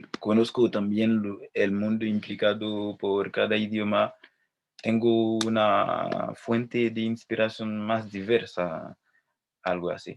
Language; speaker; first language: Spanish; non-native, fluent; Haitian Creole